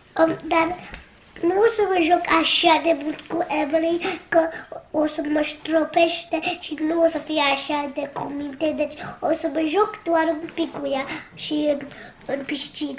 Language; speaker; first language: Romanian; early bilingual, heritage; Romanian